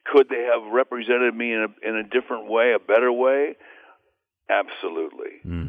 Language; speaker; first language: English; native; English